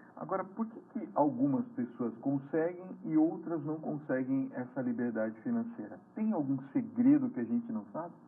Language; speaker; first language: Portuguese; native; Portuguese